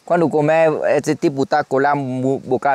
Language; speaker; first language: Portuguese; non-native, learner; Vietnamese